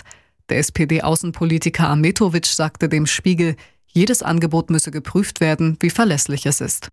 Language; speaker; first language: German; native; German